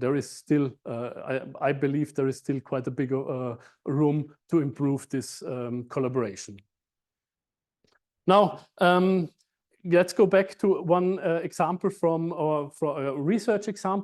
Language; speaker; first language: English; non-native, fluent; German